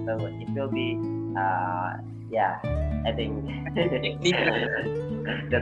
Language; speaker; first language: English; non-native, fluent; Indonesian